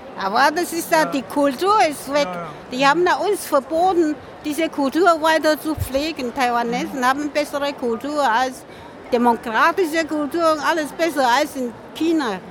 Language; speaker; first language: German; non-native, learner; Min Nan Chinese